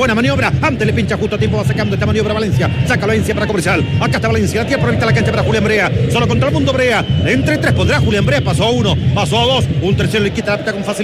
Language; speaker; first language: Spanish; native; Spanish